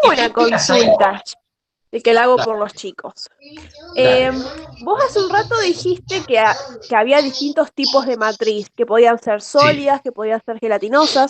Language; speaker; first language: Spanish; native; Spanish